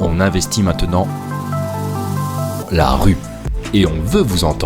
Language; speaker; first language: French; native; French